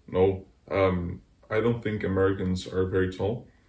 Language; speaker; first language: English; non-native, fluent; Dutch